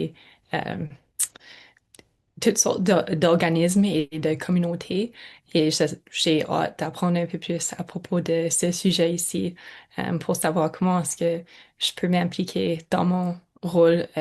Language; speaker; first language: French; non-native, local second language; English